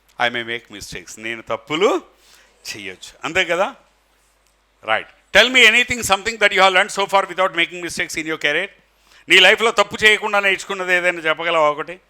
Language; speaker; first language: Telugu; native; Telugu